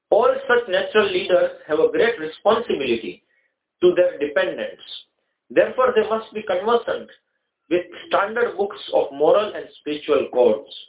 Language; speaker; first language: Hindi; non-native, local second language; Gujarati